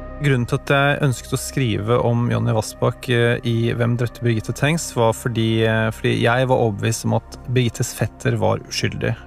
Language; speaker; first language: Norwegian; native; Norwegian